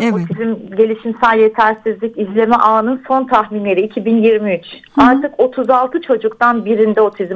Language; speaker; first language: Turkish; native; Turkish